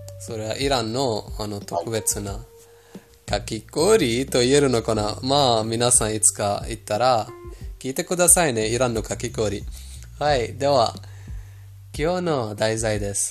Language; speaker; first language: Japanese; non-native, fluent; Persian